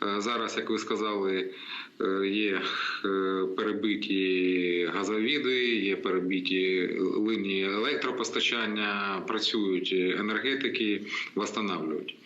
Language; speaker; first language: Ukrainian; native; Ukrainian